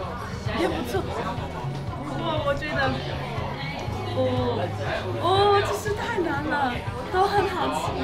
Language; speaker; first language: Chinese; non-native, learner; English